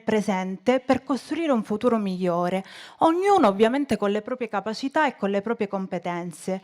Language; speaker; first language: Italian; native; Italian